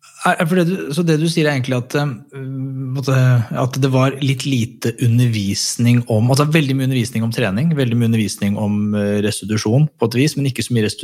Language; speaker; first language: Norwegian; native; Norwegian